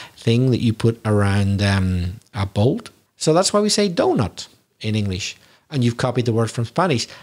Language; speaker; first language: English; native; English